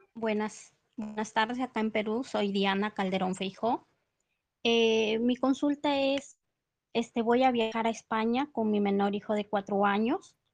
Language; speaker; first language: Spanish; native; Spanish